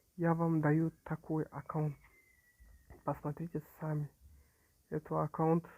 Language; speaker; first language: Russian; non-native, local second language; Kazakh